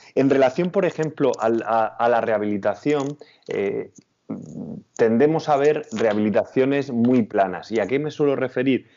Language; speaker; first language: Spanish; native; Spanish